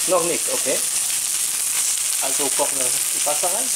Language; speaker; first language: German; native; German